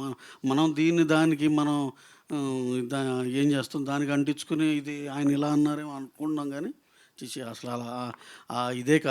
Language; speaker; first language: Telugu; native; Telugu